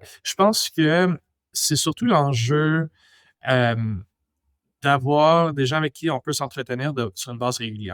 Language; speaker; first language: French; non-native, local second language; English